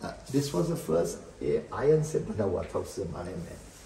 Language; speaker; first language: English; non-native, local second language; Hindi